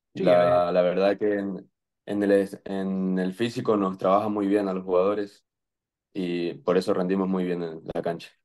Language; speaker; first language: Spanish; native; Spanish